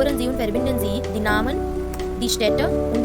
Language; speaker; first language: German; non-native, fluent; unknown